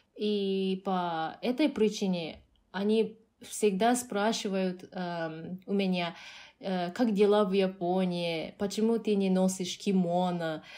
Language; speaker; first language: Russian; non-native, fluent; Japanese